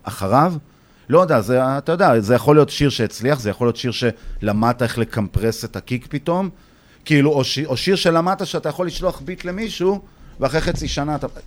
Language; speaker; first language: Hebrew; native; Hebrew